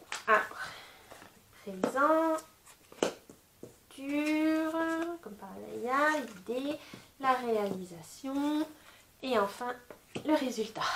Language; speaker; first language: French; native; French